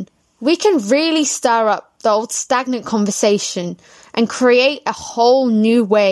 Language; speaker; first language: English; native; English